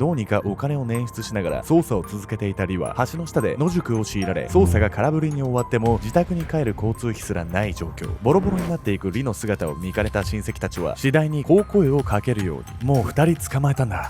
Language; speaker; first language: Japanese; native; Japanese